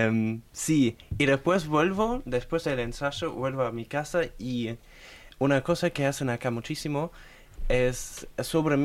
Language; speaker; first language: Spanish; non-native, fluent; German